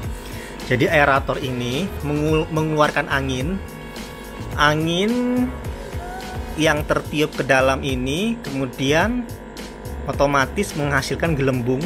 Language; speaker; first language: Indonesian; native; Indonesian